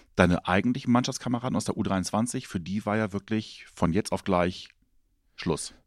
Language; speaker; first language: German; native; German